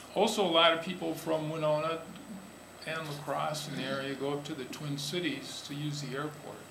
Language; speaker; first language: English; native; English